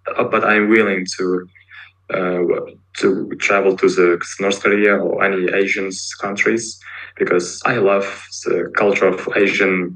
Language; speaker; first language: English; non-native, learner; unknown